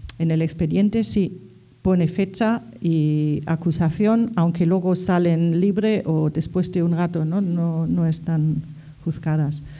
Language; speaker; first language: Spanish; non-native, fluent; German